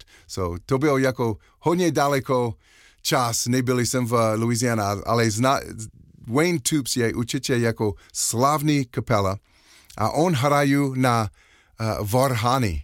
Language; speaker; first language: Czech; non-native, fluent; English